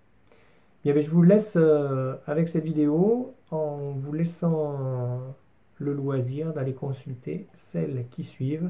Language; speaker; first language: French; native; French